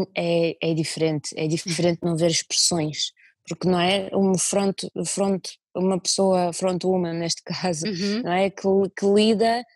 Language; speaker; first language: Portuguese; early bilingual, other home language; Russian